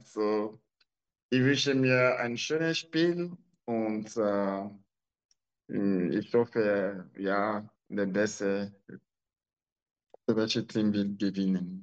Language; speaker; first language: German; non-native, learner; French